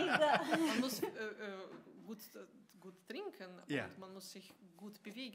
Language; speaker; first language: German; non-native, fluent; Russian